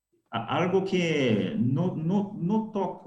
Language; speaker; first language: Spanish; non-native, learner; Portuguese